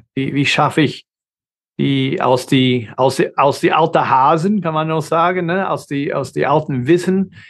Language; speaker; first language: German; non-native, fluent; English